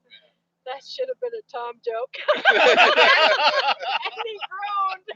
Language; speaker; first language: English; native; English